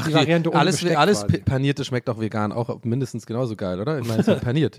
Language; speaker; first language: German; native; German